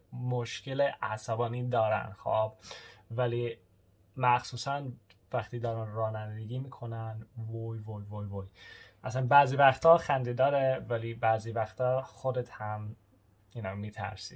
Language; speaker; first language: Persian; early bilingual, heritage; Persian